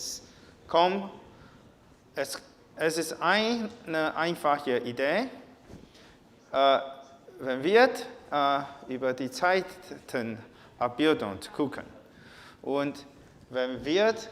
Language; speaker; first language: German; non-native, learner; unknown